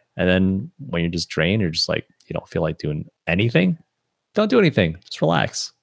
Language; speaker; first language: English; early bilingual, other home language; Chinese